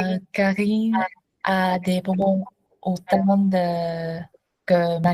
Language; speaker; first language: French; non-native, learner; Vietnamese